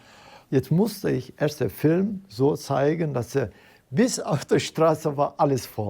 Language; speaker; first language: German; non-native, fluent; Turkish